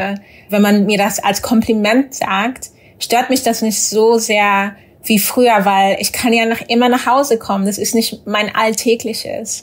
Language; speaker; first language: German; early bilingual, other home language; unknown